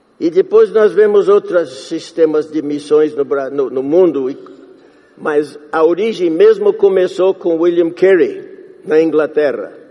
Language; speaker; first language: Portuguese; non-native, fluent; English